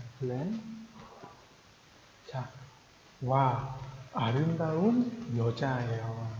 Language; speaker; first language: Korean; non-native, fluent; Khmer